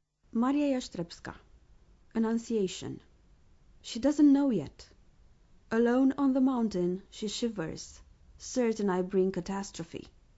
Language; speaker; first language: English; non-native, fluent; Romanian